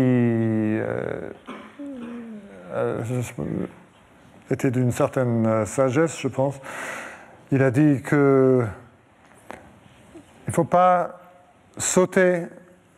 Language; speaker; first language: French; non-native, fluent; English